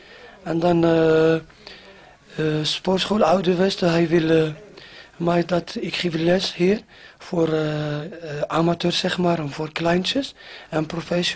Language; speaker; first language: Dutch; non-native, learner; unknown